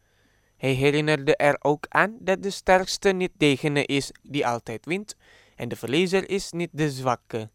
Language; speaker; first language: Dutch; non-native, fluent; Indonesian